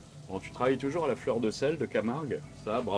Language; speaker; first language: French; native; French